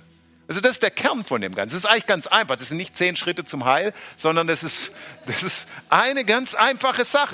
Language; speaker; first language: German; native; German